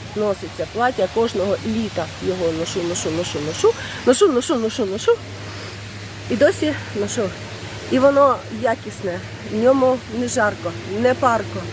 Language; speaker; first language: Ukrainian; non-native, local second language; Russian